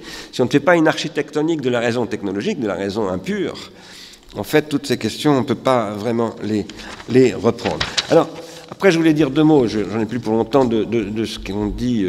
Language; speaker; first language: French; native; French